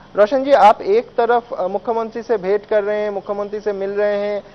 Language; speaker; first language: Hindi; non-native, local second language; Bangla